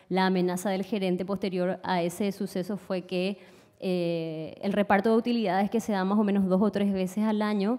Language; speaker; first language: Spanish; native; Spanish